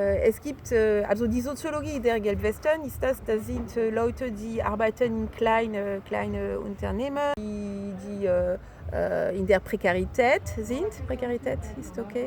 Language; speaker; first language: German; non-native, fluent; French